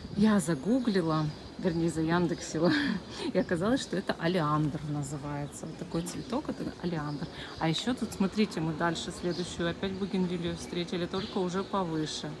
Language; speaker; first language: Russian; native; Russian